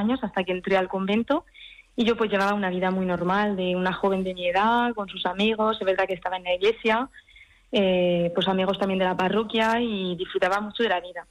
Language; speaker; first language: Spanish; early bilingual, heritage; French